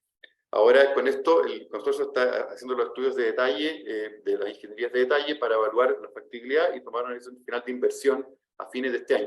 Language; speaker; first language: Spanish; native; Spanish